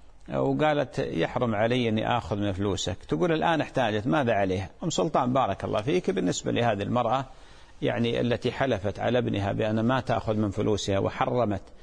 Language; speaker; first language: Arabic; native; Arabic